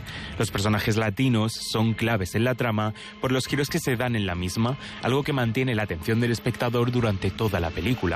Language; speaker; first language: Spanish; native; Spanish